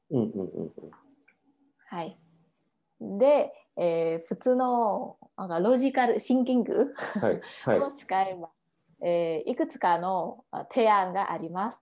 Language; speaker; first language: Japanese; non-native, learner; Vietnamese